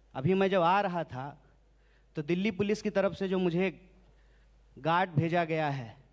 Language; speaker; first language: Hindi; native; Hindi